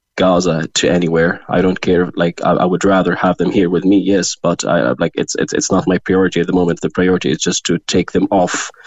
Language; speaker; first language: English; non-native, fluent; Arabic